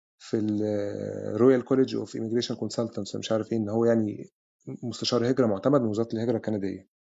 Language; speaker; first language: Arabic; native; Arabic